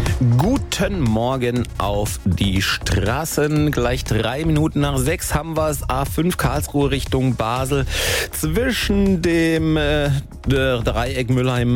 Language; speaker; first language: German; native; German